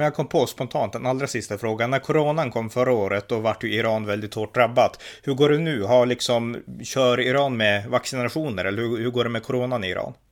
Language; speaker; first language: Swedish; native; Swedish